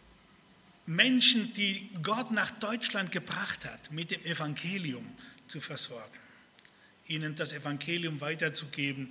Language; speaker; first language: German; early bilingual, other home language; Spanish